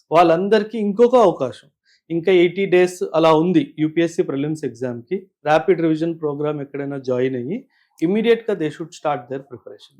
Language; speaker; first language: Telugu; non-native, local second language; Punjabi